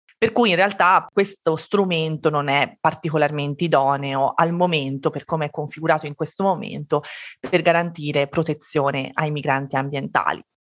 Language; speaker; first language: Italian; native; Italian